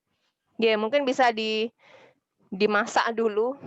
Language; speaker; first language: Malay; non-native, local second language; Javanese